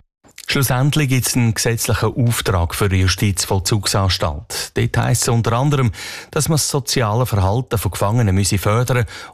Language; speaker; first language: German; native; German